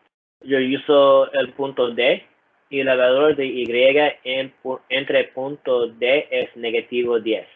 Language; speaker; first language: Spanish; non-native, learner; English